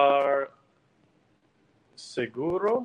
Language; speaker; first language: Spanish; non-native, learner; English